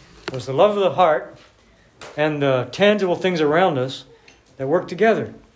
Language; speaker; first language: English; native; English